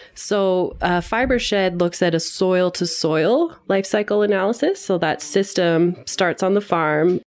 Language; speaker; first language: English; native; English